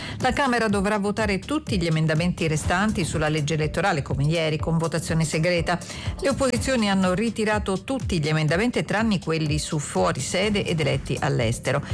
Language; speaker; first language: Italian; native; Italian